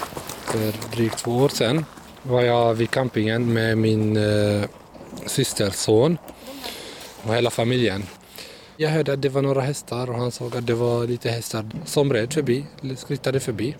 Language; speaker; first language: Swedish; early bilingual, other home language; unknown